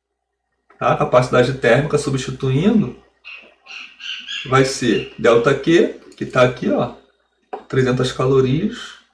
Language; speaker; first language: Portuguese; native; Portuguese